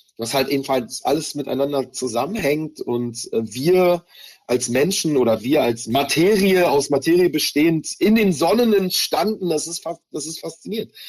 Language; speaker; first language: German; early bilingual, other home language; Hebrew